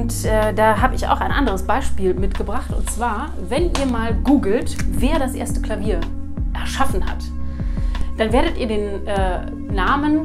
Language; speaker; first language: German; native; German